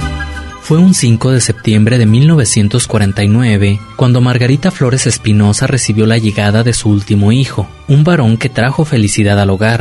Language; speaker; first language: Spanish; native; Spanish